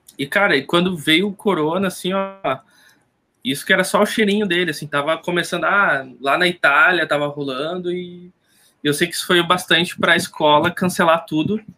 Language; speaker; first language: Portuguese; native; Portuguese